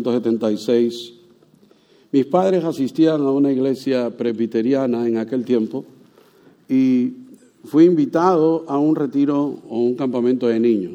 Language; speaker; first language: Spanish; native; Spanish